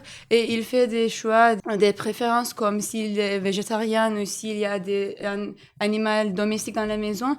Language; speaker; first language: French; non-native, fluent; Turkish